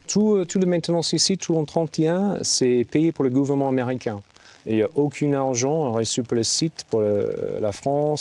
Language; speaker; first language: French; non-native, fluent; English